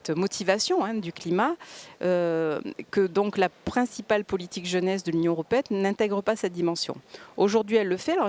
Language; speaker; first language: French; native; French